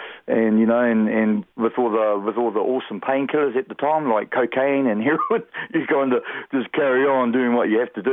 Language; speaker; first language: English; native; English